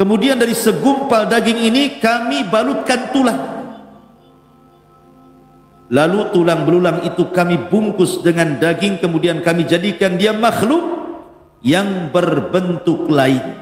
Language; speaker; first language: Indonesian; native; Indonesian